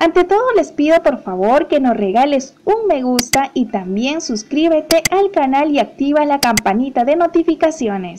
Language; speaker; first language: Spanish; native; Spanish